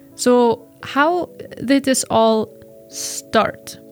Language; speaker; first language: English; non-native, fluent; German